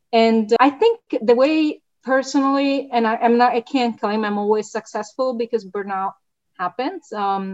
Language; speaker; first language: English; non-native, fluent; Italian